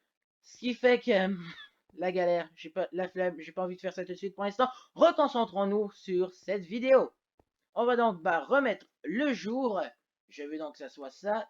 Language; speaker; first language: French; native; French